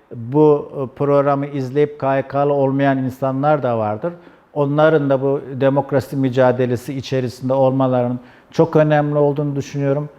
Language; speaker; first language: Turkish; native; Turkish